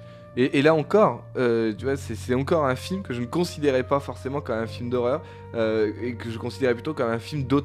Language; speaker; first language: French; native; French